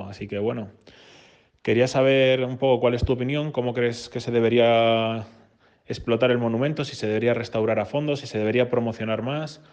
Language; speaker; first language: Spanish; native; Spanish